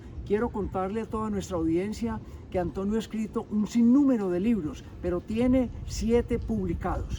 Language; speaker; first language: Spanish; native; Spanish